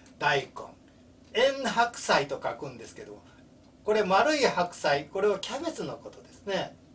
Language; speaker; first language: Japanese; native; Japanese